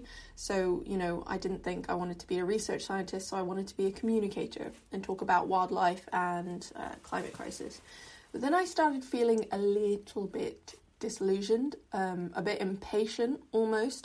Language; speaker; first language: English; non-native, local second language; Cantonese